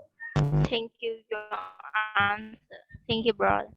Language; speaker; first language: English; non-native, learner; Khmer